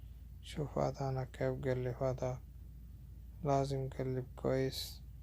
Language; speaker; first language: Arabic; non-native, learner; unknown